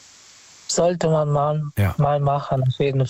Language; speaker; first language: German; non-native, fluent; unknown